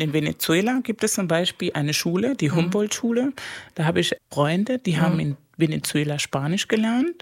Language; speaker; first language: German; non-native, fluent; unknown